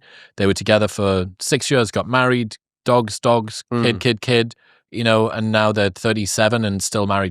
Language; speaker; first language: English; native; English